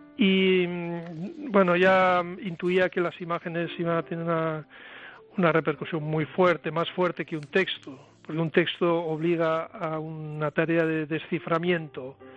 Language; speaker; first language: Spanish; native; Spanish